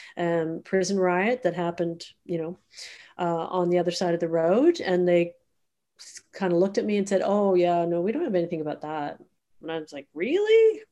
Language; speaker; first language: English; native; English